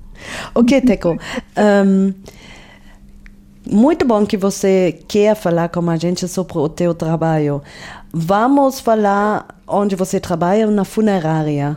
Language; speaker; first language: Portuguese; non-native, fluent; German